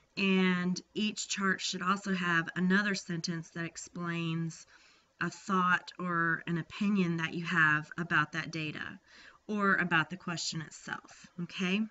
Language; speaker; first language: English; native; English